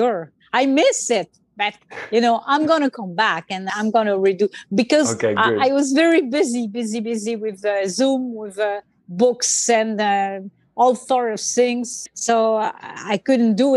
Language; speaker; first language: English; non-native, learner; French